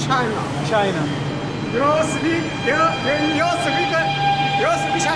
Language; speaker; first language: English; non-native, learner; Chinese